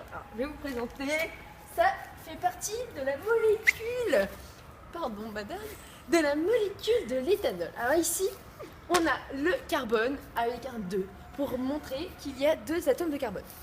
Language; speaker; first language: French; native; French